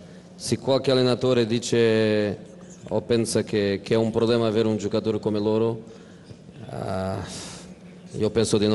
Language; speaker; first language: Italian; non-native, fluent; Portuguese